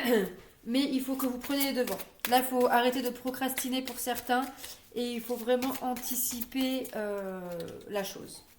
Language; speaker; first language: French; native; French